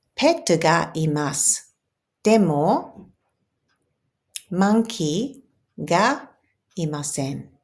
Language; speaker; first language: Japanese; non-native, fluent; English